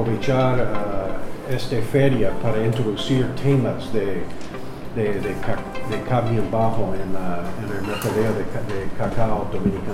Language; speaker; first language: Spanish; non-native, learner; English